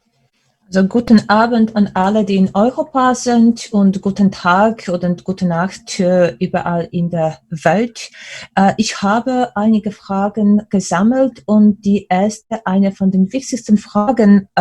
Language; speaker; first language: German; non-native, fluent; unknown